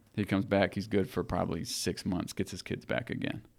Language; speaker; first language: English; native; English